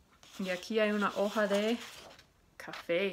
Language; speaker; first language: Spanish; non-native, fluent; English